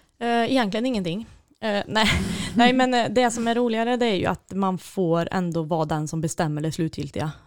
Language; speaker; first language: Swedish; native; Swedish